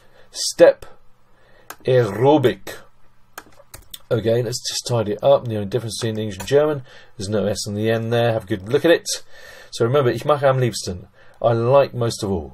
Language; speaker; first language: English; native; English